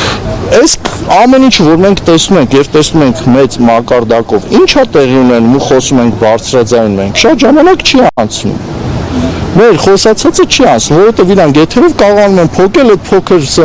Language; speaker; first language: Armenian; native; Armenian